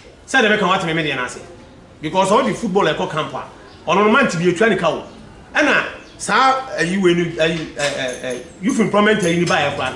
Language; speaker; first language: English; non-native, local second language; Akan